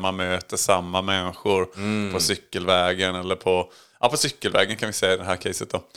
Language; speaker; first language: Swedish; native; Swedish